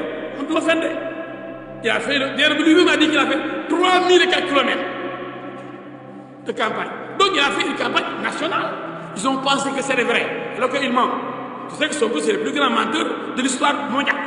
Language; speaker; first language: French; non-native, local second language; Wolof